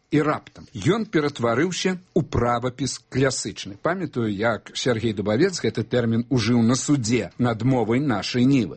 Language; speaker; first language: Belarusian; native; Belarusian